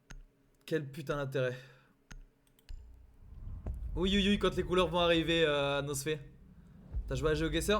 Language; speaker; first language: French; native; French